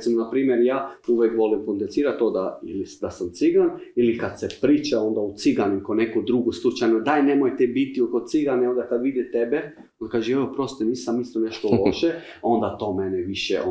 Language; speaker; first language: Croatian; non-native, learner; Albanian